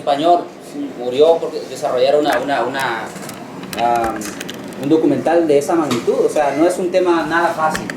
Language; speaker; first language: Spanish; native; Spanish